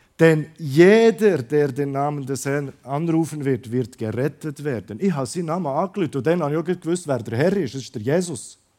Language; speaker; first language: German; early bilingual, other home language; Croatian